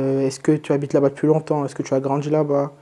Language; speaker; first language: French; native; French